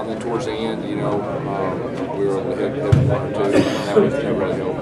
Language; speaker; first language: English; native; English